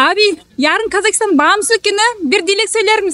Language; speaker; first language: Turkish; non-native, learner; Kazakh